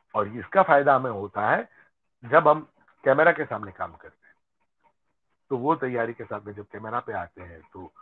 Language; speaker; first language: Hindi; non-native, local second language; Gujarati